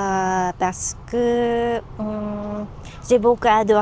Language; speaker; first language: French; non-native, learner; Japanese